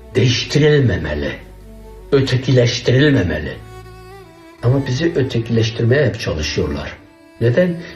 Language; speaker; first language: Turkish; non-native, local second language; Kurdish